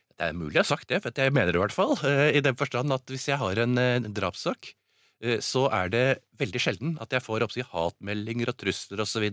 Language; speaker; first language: Norwegian; native; Norwegian